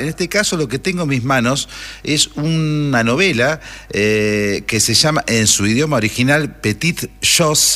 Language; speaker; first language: Spanish; native; Spanish